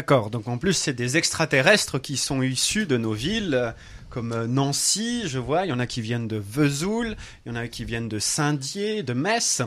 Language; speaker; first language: French; native; French